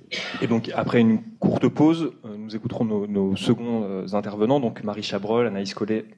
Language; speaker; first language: French; native; French